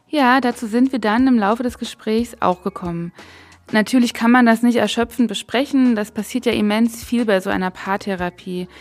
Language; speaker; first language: German; native; German